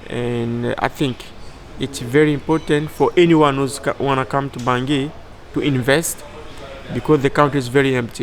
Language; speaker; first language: English; non-native, fluent; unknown